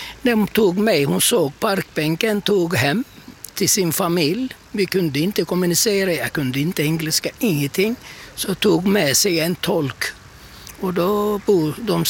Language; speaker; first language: Swedish; non-native, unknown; Turkish